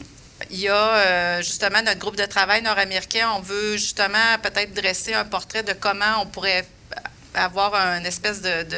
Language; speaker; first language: French; native; French